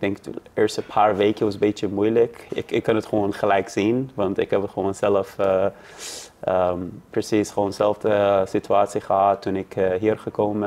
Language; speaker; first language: Dutch; non-native, learner; Persian